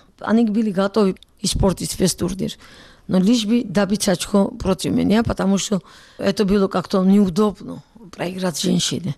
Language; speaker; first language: Russian; non-native, local second language; Georgian